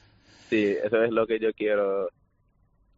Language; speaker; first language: Spanish; non-native, learner; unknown